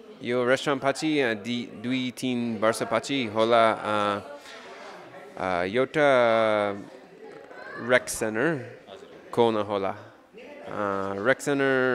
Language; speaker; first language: Nepali; non-native, learner; English